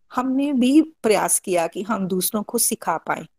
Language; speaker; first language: Hindi; native; Hindi